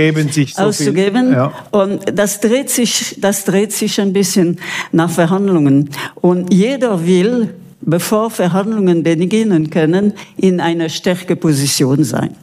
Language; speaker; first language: German; non-native, local second language; French